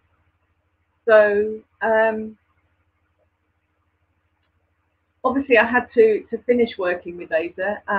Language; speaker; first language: English; native; English